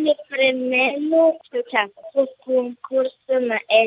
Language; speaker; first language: Bulgarian; early bilingual, heritage; Bulgarian